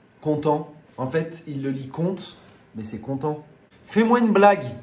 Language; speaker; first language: French; native; French